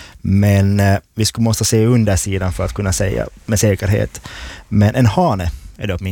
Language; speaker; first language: Swedish; native; Swedish